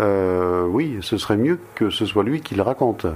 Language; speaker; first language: French; native; French